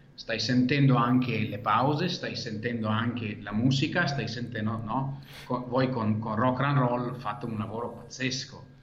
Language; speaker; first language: Italian; non-native, fluent; Hebrew